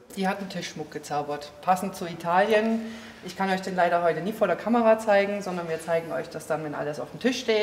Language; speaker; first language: German; native; German